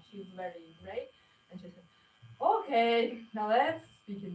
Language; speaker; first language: English; non-native, learner; Ukrainian